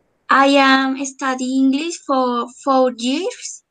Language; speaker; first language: English; non-native, learner; Spanish